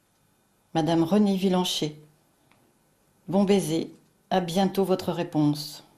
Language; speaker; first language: French; native; French